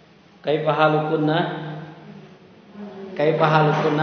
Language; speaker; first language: Arabic; non-native, fluent; Indonesian